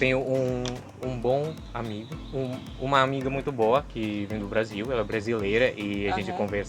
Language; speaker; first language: Portuguese; non-native, fluent; Indonesian